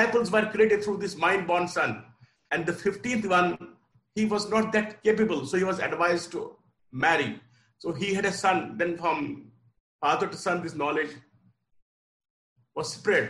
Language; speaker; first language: English; non-native, local second language; Kashmiri